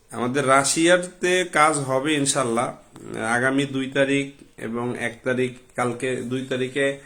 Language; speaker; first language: Bangla; native; Bangla